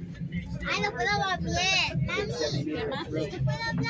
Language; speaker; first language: Spanish; early bilingual, heritage; Spanish